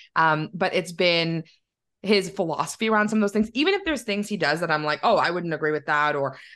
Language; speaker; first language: English; native; English